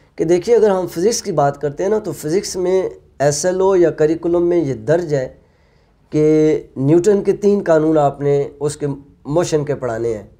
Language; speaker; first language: Urdu; non-native, local second language; Punjabi